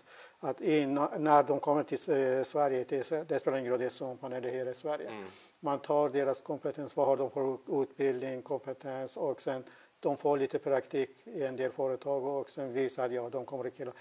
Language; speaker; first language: Swedish; non-native, fluent; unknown